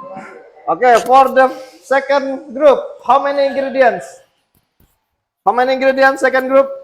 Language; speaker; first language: English; non-native, fluent; Indonesian